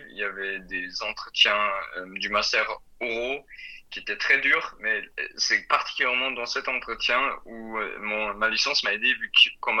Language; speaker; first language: French; non-native, fluent; German